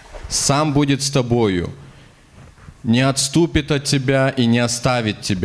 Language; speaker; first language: Russian; native; Russian